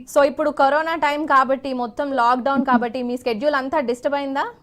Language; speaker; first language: Telugu; native; Telugu